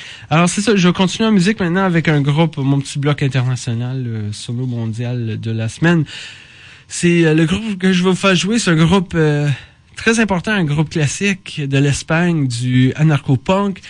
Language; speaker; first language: French; native; French